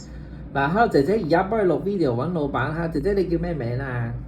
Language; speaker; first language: Cantonese; native; Cantonese